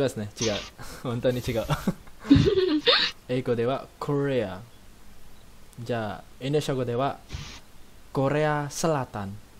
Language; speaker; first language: Japanese; non-native, learner; Indonesian